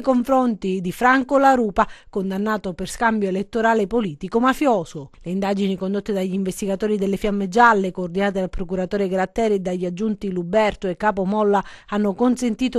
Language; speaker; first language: Italian; native; Italian